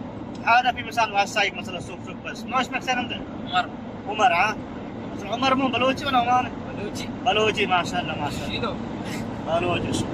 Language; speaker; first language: Arabic; non-native, learner; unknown